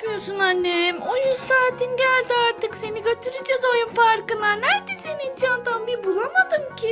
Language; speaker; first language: Turkish; native; Turkish